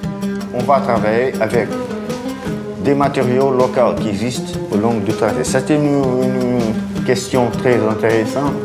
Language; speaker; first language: French; non-native, fluent; Portuguese